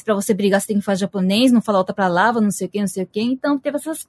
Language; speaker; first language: Portuguese; early bilingual, heritage; Portuguese